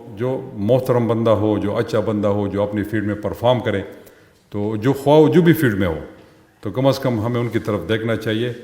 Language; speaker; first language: Urdu; non-native, local second language; Pashto